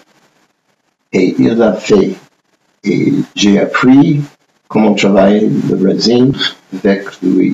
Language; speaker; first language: French; non-native, fluent; English